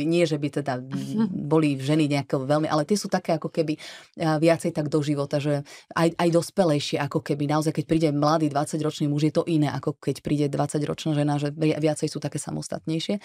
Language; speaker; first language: Slovak; native; Slovak